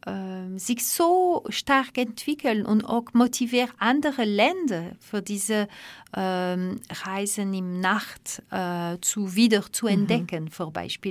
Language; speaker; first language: German; non-native, fluent; French